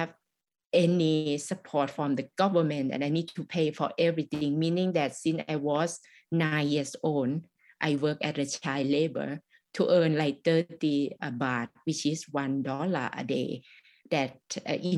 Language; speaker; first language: English; non-native, learner; Thai